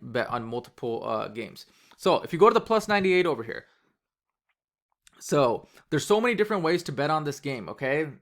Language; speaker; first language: English; native; English